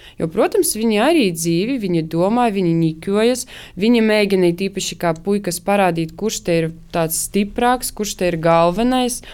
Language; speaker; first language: Latvian; native; Latvian